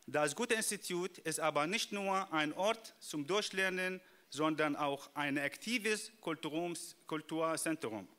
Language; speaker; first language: German; non-native, fluent; Arabic